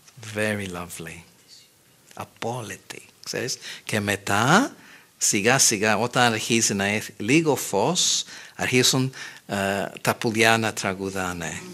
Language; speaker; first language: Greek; non-native, fluent; English